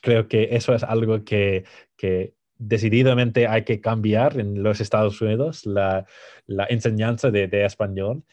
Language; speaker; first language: Spanish; non-native, fluent; English